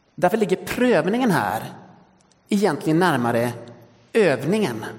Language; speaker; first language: Swedish; early bilingual, other home language; Danish